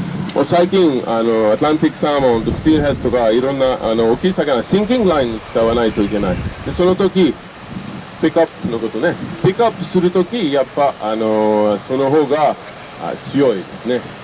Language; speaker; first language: Japanese; non-native, fluent; French